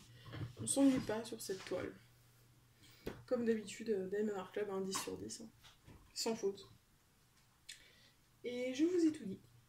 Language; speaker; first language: French; native; French